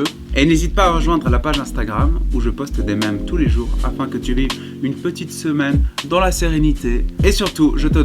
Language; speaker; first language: French; native; French